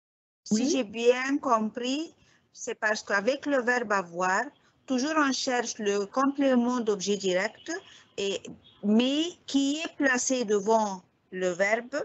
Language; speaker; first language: French; non-native, fluent; Arabic